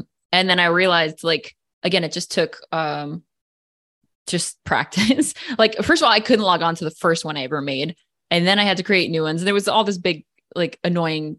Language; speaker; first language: English; native; English